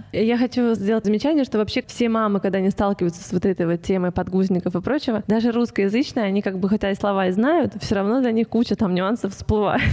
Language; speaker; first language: Russian; native; Russian